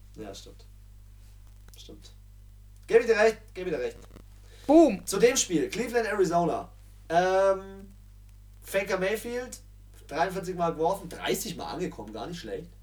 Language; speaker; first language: German; native; German